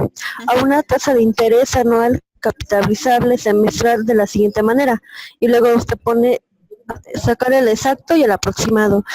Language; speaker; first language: Spanish; native; Spanish